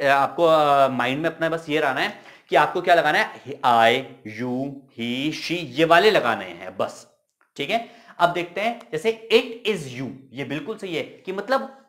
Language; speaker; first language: Hindi; native; Hindi